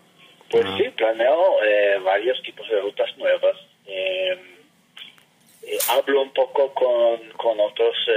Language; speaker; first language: Spanish; non-native, fluent; Hebrew